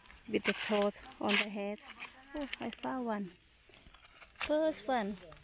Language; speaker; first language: English; non-native, fluent; Thai